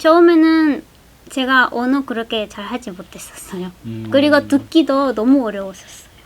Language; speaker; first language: Korean; non-native, fluent; Spanish